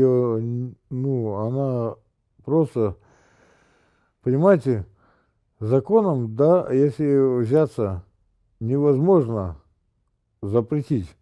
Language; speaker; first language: Russian; native; Russian